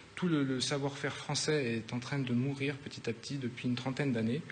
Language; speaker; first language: French; native; French